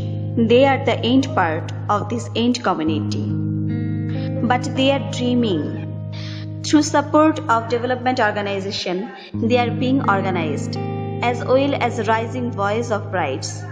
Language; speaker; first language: English; non-native, local second language; Bangla